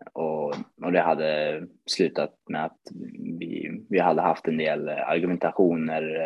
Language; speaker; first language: Swedish; early bilingual, other home language; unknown